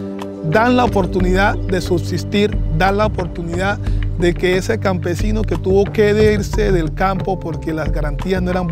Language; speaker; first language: Spanish; native; Spanish